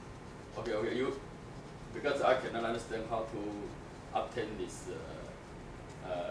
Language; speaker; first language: English; non-native, learner; Chinese